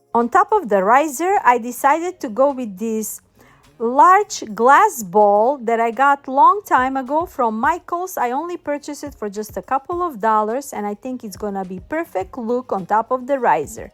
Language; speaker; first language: English; non-native, fluent; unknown